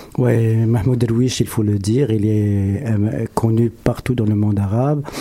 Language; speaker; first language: French; non-native, local second language; Arabic